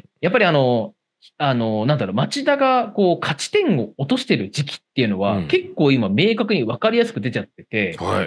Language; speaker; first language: Japanese; native; Japanese